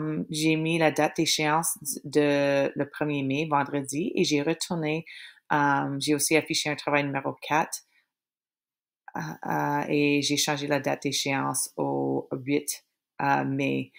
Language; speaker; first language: French; native; French